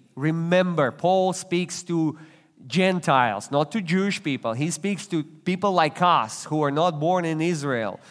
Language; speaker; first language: English; non-native, fluent; Russian